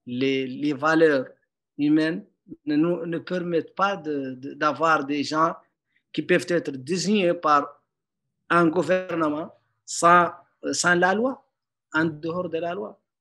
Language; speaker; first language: French; non-native, local second language; Arabic